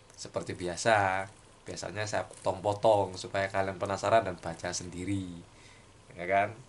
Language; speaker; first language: Indonesian; native; Indonesian